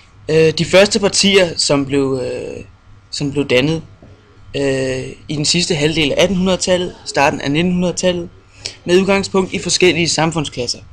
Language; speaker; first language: Danish; native; Danish